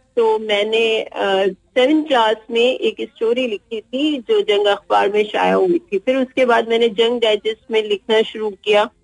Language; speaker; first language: Urdu; native; Urdu